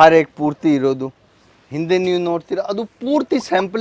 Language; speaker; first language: Kannada; non-native, local second language; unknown